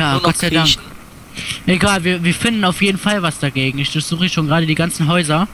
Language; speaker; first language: German; native; German